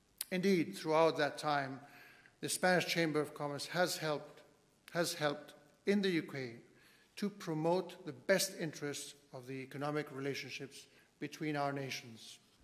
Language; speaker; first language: English; non-native, fluent; Spanish